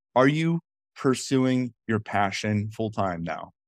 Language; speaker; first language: English; native; English